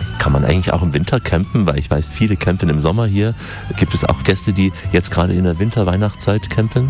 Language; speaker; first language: German; native; German